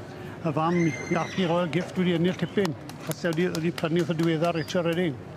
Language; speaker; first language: Welsh; native; Welsh